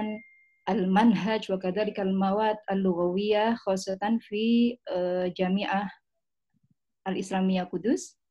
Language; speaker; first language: Arabic; non-native, fluent; Indonesian